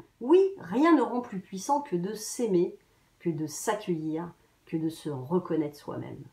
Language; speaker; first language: French; native; French